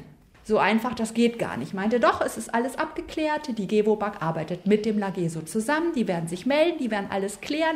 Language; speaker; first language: German; native; German